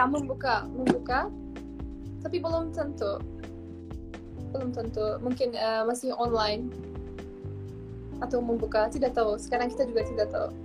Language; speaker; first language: Indonesian; non-native, fluent; Turkish